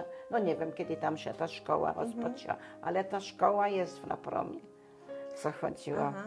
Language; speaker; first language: Polish; non-native, local second language; German